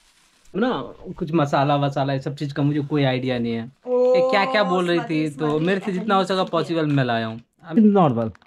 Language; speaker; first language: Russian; non-native, learner; Hindi